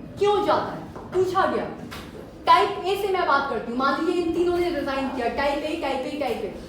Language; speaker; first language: Hindi; native; Hindi